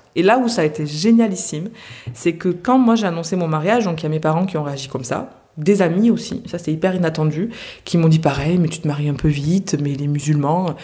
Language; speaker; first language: French; native; French